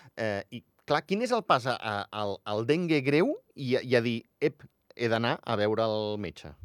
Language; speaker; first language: Catalan; native; Catalan